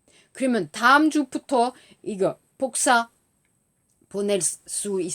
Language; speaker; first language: Korean; non-native, learner; French